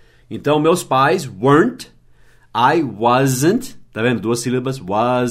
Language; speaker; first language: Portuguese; non-native, fluent; English